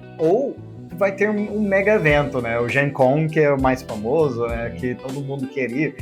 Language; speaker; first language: Portuguese; non-native, fluent; English